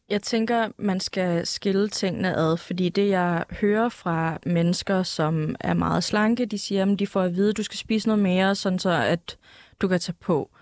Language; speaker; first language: Danish; native; Danish